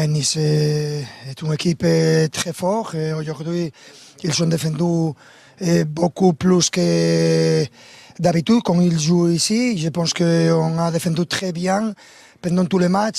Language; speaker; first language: French; non-native, learner; Spanish